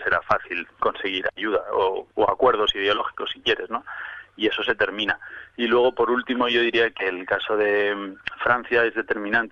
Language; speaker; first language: Spanish; native; Spanish